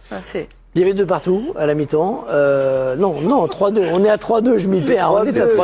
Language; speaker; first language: French; native; French